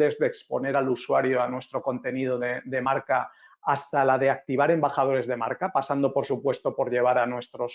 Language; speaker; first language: Spanish; native; Spanish